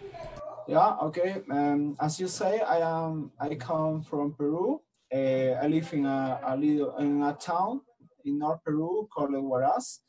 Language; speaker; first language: English; non-native, learner; Spanish